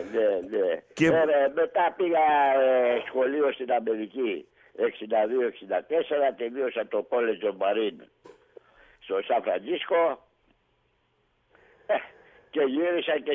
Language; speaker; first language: Greek; native; Greek